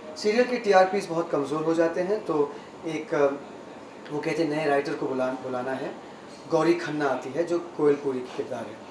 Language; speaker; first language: Hindi; non-native, local second language; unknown